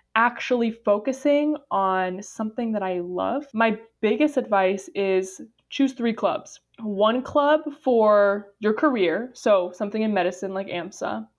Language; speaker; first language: English; native; English